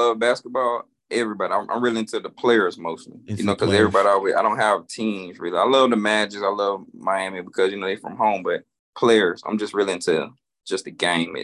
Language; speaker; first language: English; native; English